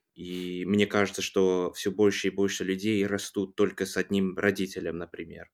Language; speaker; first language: Russian; non-native, fluent; English